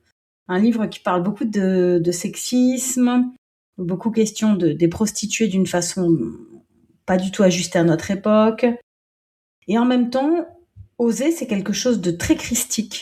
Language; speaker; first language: French; native; French